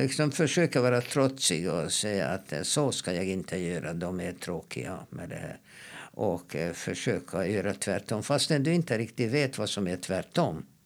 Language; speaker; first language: Swedish; non-native, fluent; Hungarian